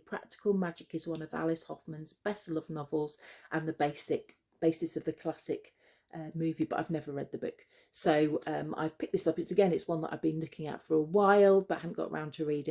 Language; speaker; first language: English; native; English